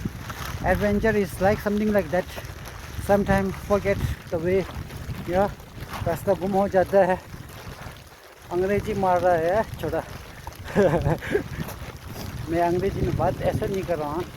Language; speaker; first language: Hindi; non-native, local second language; Tibetan